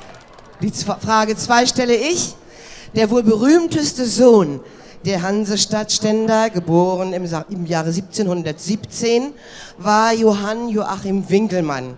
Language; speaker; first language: German; native; German